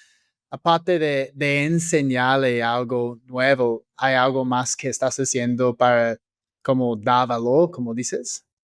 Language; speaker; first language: Spanish; non-native, fluent; English